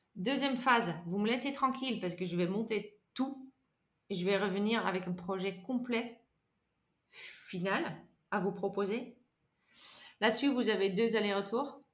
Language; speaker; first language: French; non-native, fluent; Dutch